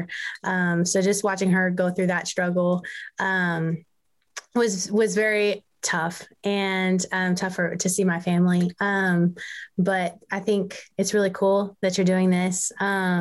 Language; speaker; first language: English; native; English